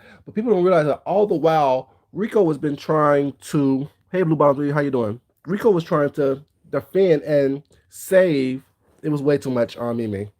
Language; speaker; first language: English; native; English